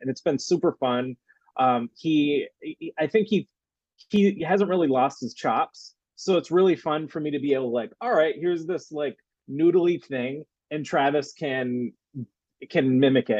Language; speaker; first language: English; native; English